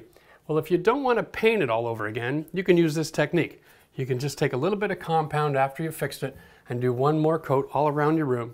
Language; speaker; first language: English; native; English